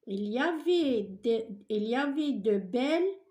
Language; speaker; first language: French; non-native, local second language; Arabic